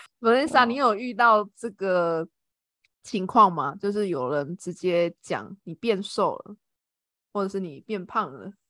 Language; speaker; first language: Chinese; native; Chinese